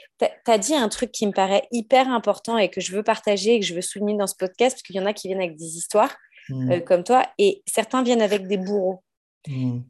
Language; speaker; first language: French; native; French